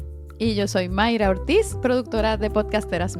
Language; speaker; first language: Spanish; native; Spanish